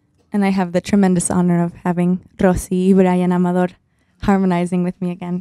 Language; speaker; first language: English; early bilingual, other home language; Spanish